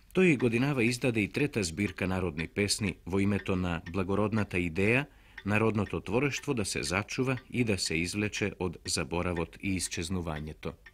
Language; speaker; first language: Macedonian; native; Macedonian